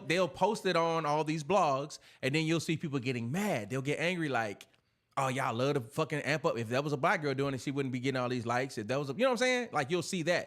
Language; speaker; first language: English; native; English